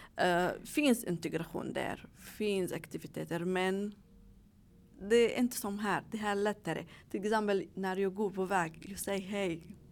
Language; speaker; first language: Swedish; non-native, fluent; Arabic